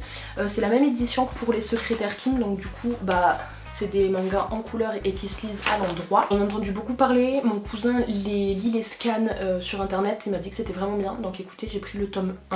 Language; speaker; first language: French; native; French